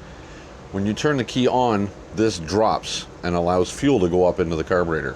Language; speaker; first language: English; native; English